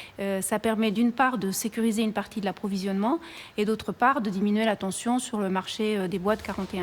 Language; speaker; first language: French; native; French